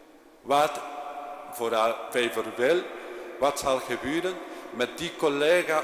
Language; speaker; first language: Dutch; non-native, fluent; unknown